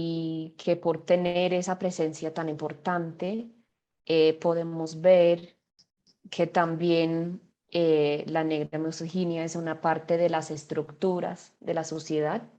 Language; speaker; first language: Spanish; non-native, fluent; English